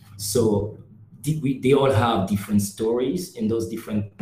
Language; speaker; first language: English; non-native, local second language; French